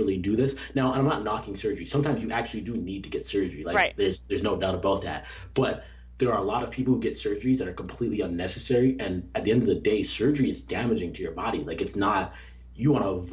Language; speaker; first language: English; native; English